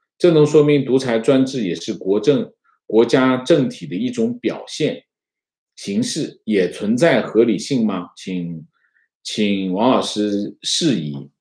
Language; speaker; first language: Chinese; native; Chinese